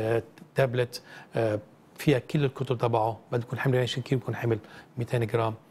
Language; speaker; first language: Arabic; native; Arabic